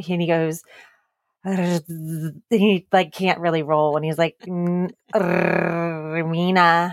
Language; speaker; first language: English; native; English